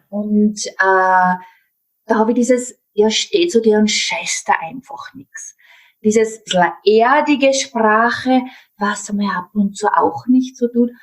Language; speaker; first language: German; native; German